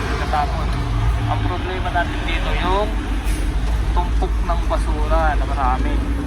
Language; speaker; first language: Filipino; native; Filipino